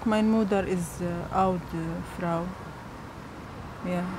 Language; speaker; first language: Dutch; non-native, learner; Arabic